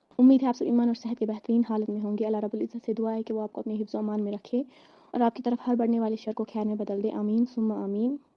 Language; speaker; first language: Urdu; native; Urdu